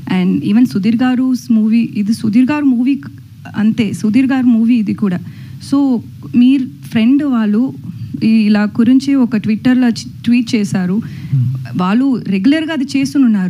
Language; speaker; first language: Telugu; non-native, learner; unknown